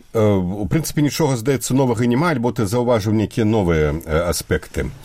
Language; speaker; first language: Belarusian; native; Belarusian